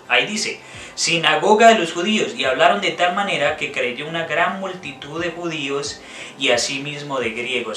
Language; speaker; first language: Spanish; native; Spanish